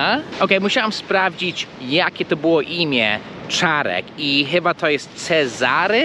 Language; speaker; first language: Polish; early bilingual, heritage; Polish